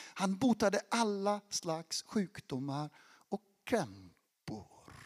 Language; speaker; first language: Swedish; non-native, fluent; Portuguese